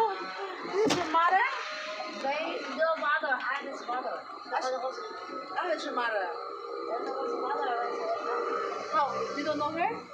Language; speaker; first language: English; non-native, learner; Filipino